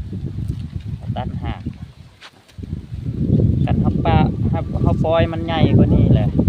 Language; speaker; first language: Thai; non-native, local second language; Lao